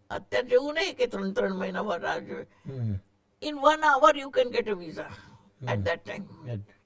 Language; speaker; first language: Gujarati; non-native, local second language; Marathi